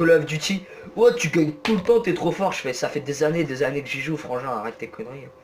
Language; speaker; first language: French; native; French